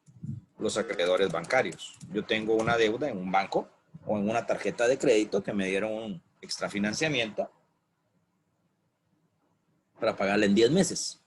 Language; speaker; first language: Spanish; native; Spanish